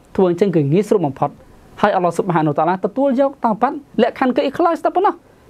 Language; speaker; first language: Khmer; non-native, local second language; Western Cham